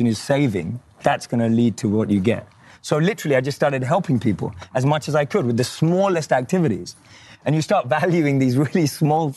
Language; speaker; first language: English; native; English